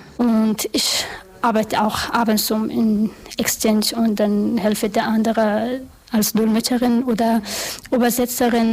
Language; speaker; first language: German; non-native, learner; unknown